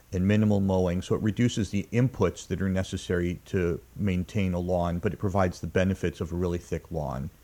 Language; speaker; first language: English; native; English